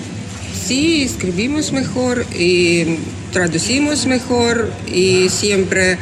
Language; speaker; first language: Spanish; non-native, learner; Russian